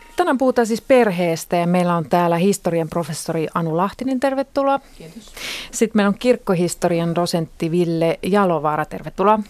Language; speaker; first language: Finnish; native; Finnish